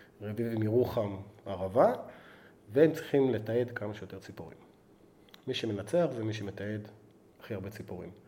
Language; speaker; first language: Hebrew; native; Hebrew